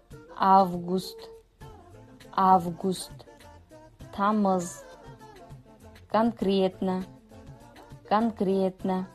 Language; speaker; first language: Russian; non-native, fluent; Kazakh